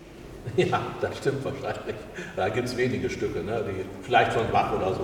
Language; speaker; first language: German; native; German